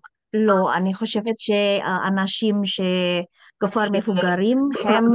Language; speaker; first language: Hebrew; non-native, learner; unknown